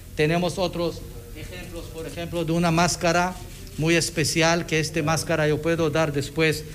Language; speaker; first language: Spanish; non-native, fluent; Hebrew